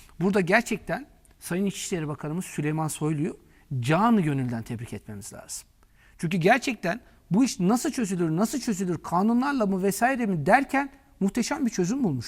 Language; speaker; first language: Turkish; native; Turkish